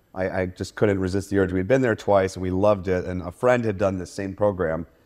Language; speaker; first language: English; native; English